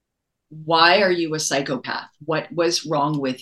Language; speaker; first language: English; native; English